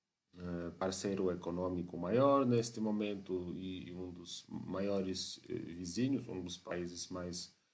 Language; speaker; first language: Portuguese; non-native, fluent; Polish